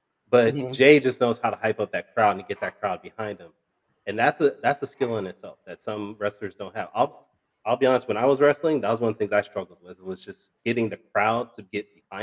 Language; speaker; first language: English; native; English